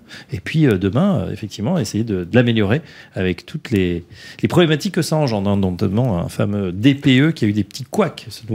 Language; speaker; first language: French; native; French